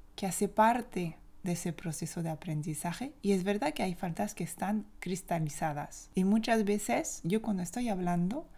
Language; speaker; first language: Spanish; non-native, fluent; French